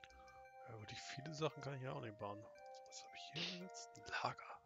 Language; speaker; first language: German; native; German